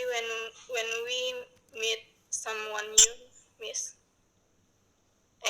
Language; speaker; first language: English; non-native, learner; Indonesian